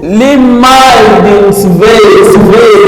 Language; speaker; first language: Danish; early bilingual, other home language; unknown